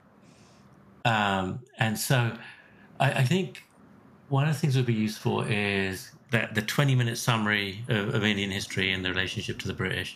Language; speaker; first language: English; native; English